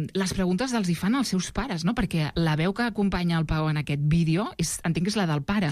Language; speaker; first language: Catalan; native; Catalan